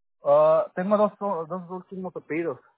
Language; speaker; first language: Spanish; early bilingual, heritage; Spanish